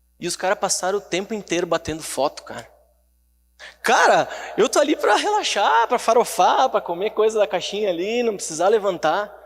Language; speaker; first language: Portuguese; native; Portuguese